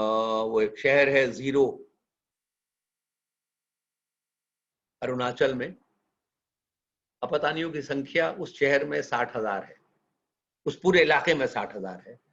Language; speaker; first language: Hindi; native; Hindi